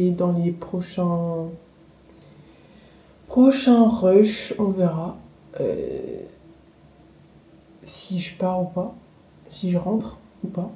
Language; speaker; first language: French; native; French